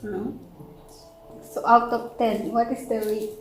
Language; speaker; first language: English; non-native, local second language; Filipino